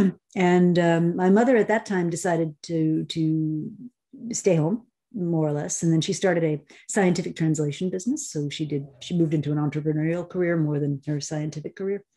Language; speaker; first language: English; native; English